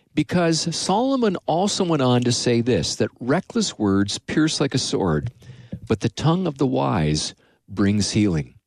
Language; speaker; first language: English; native; English